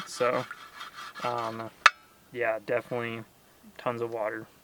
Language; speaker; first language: English; native; English